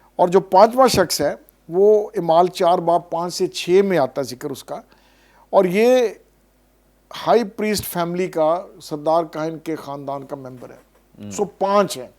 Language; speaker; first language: Urdu; non-native, local second language; Punjabi